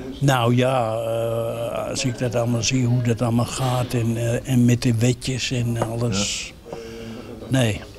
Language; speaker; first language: Dutch; native; Dutch